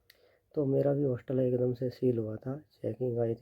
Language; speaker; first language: Hindi; native; Hindi